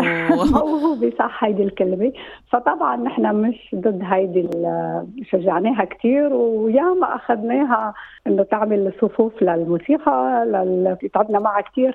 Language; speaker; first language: Arabic; native; Arabic